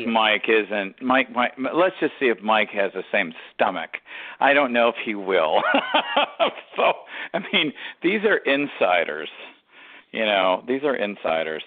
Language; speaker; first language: English; native; English